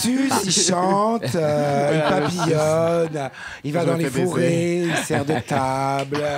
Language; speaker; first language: French; native; French